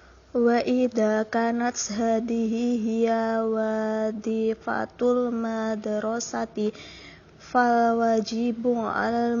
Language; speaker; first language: Arabic; non-native, learner; Indonesian